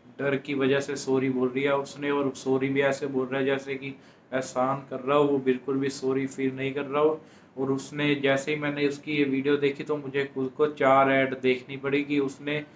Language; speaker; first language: Hindi; non-native, local second language; Punjabi